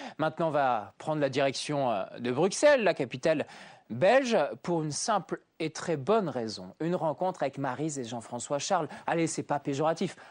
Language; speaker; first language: French; native; French